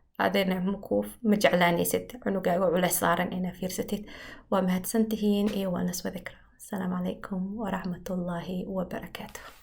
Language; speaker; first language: Somali; early bilingual, heritage; Somali